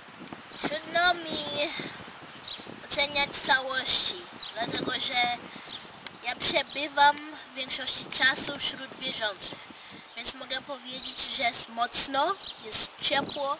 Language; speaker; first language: Polish; non-native, fluent; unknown